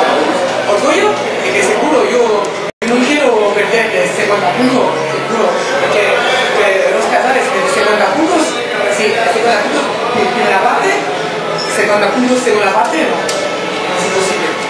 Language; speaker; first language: Spanish; non-native, learner; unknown